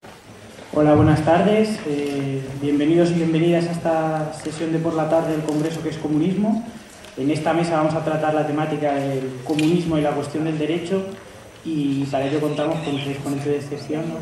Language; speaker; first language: Spanish; native; Spanish